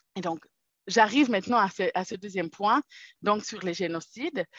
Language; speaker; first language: French; non-native, fluent; Hebrew